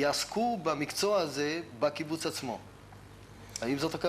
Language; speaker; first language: Hebrew; native; Hebrew